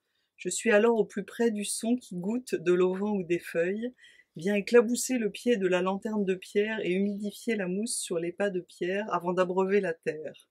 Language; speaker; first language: French; native; French